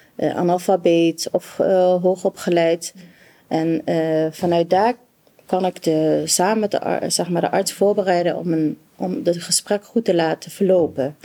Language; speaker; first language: Dutch; non-native, fluent; Arabic